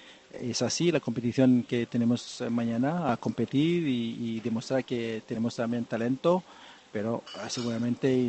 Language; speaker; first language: Spanish; non-native, fluent; French